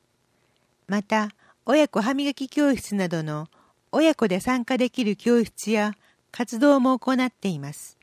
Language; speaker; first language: Japanese; native; Japanese